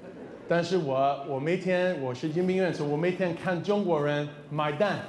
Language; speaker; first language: Chinese; non-native, learner; English